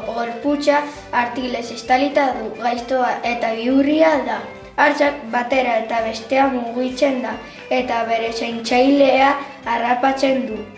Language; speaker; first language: Basque; non-native, local second language; Spanish